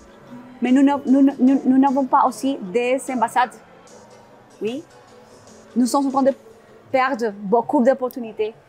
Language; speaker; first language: French; non-native, learner; Spanish